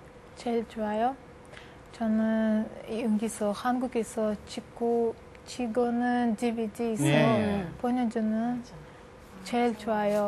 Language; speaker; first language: Korean; non-native, learner; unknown